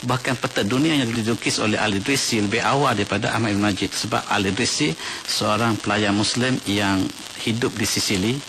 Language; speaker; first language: Malay; native; Malay